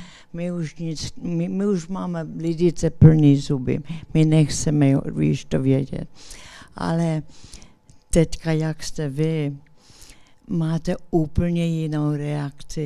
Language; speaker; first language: Czech; early bilingual, heritage; English